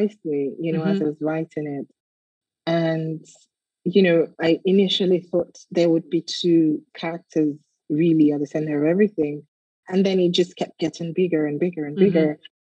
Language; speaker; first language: English; non-native, local second language; Yoruba